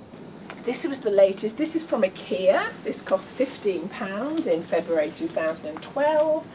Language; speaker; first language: English; native; English